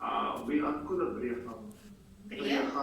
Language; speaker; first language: Russian; non-native, learner; Kazakh